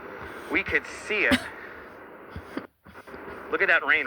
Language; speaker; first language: English; native; English